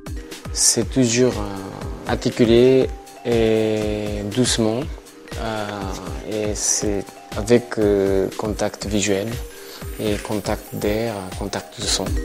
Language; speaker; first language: French; non-native, learner; Japanese